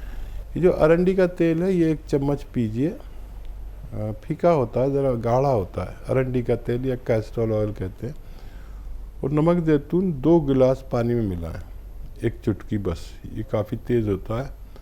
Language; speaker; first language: Hindi; native; Hindi